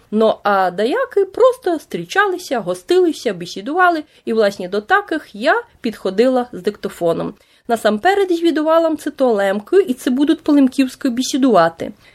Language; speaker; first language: Ukrainian; native; Ukrainian